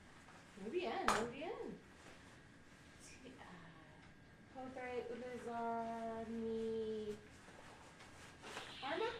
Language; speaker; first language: Spanish; non-native, learner; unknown